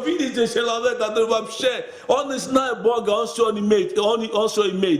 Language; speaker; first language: Russian; non-native, learner; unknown